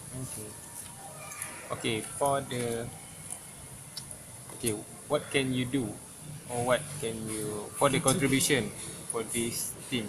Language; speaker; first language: English; non-native, local second language; Malay